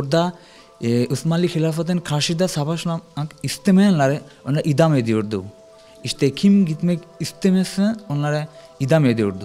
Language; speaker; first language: Turkish; non-native, learner; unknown